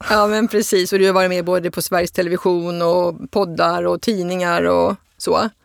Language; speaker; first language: Swedish; native; Swedish